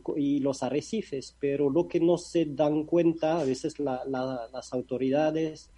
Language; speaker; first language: Spanish; non-native, fluent; French